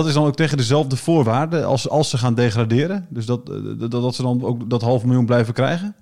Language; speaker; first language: Dutch; native; Dutch